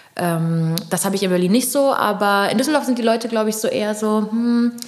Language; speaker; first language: German; early bilingual, other home language; Portuguese